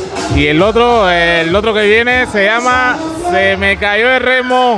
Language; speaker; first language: Spanish; native; Spanish